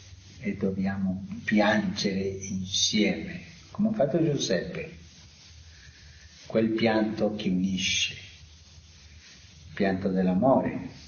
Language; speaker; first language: Italian; non-native, fluent; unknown